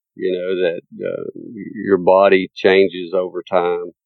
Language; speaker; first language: English; native; English